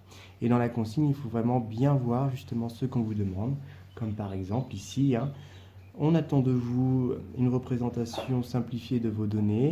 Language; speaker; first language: French; native; French